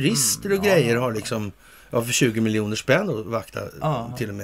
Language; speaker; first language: Swedish; native; Swedish